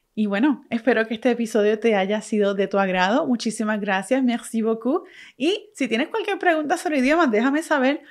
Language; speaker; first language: Spanish; native; Spanish